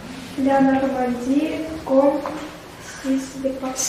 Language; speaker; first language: French; non-native, learner; Russian